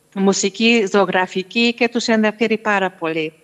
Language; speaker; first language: Greek; early bilingual, heritage; Hungarian